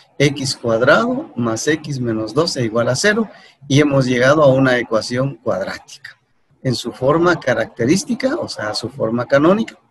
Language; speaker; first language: Spanish; native; Spanish